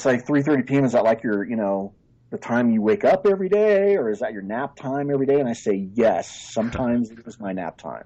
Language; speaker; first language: English; native; English